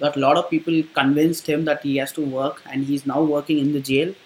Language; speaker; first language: English; non-native, local second language; Kannada